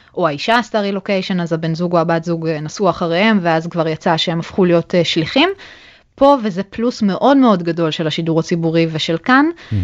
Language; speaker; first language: Hebrew; native; Hebrew